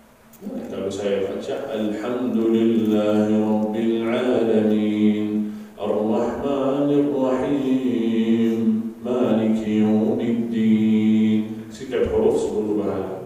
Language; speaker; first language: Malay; non-native, fluent; Arabic